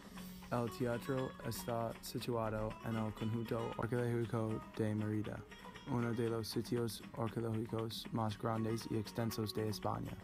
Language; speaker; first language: Spanish; non-native, learner; English